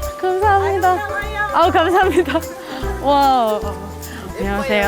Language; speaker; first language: Korean; non-native, fluent; English